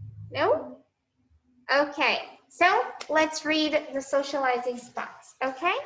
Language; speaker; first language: English; non-native, fluent; Portuguese